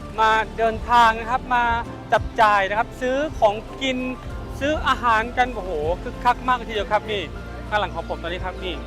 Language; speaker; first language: Thai; native; Thai